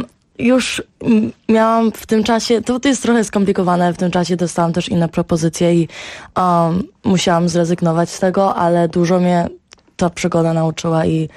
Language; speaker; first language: Polish; early bilingual, heritage; Polish